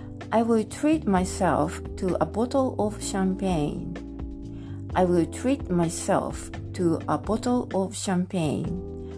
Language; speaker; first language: English; non-native, fluent; Japanese